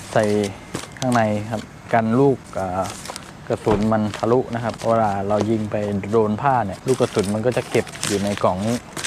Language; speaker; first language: Thai; native; Thai